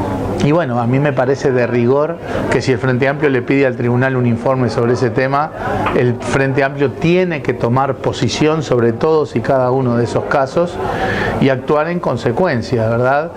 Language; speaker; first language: Spanish; native; Spanish